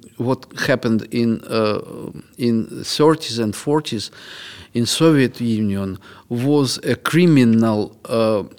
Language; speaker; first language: English; non-native, fluent; Russian